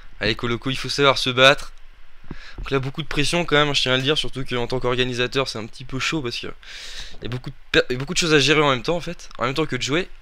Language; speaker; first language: French; native; French